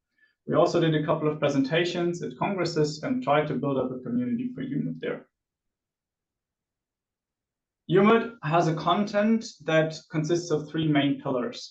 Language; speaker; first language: English; non-native, fluent; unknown